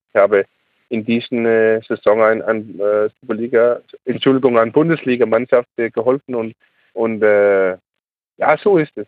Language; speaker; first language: German; non-native, learner; Danish